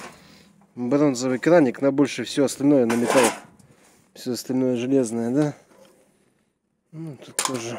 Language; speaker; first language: Russian; native; Russian